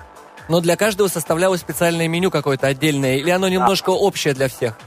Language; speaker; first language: Russian; native; Russian